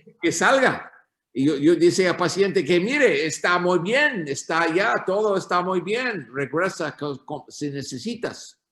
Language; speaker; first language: Spanish; non-native, learner; English